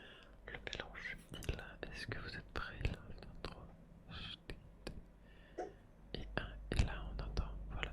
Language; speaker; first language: French; native; French